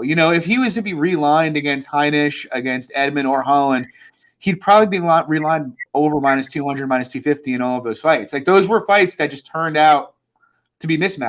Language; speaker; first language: English; native; English